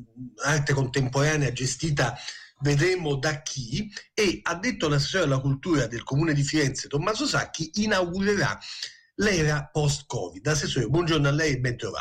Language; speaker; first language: Italian; native; Italian